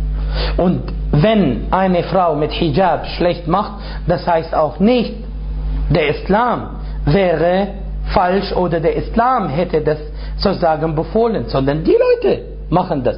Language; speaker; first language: German; non-native, fluent; Arabic